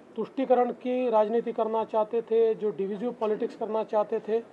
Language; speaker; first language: Hindi; non-native, local second language; Marathi